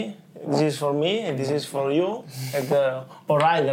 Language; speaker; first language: English; non-native, learner; Italian